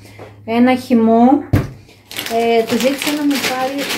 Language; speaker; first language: Greek; native; Greek